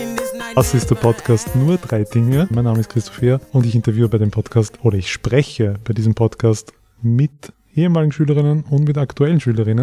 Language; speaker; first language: German; native; German